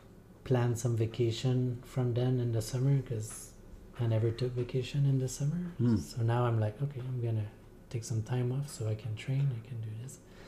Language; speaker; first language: English; non-native, fluent; French